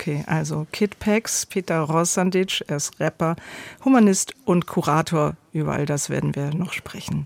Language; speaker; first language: German; native; German